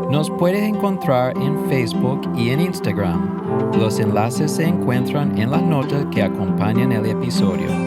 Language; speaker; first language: Spanish; non-native, fluent; English